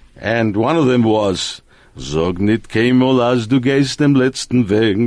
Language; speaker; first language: English; non-native, fluent; Spanish